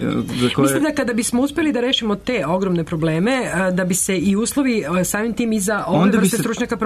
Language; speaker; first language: Serbian; native; Serbian